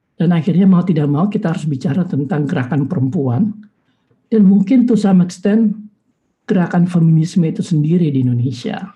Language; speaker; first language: Indonesian; native; Indonesian